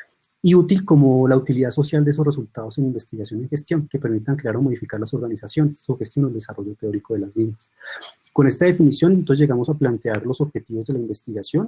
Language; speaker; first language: Spanish; native; Spanish